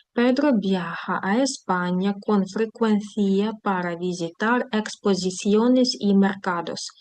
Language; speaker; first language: Spanish; non-native, fluent; Ukrainian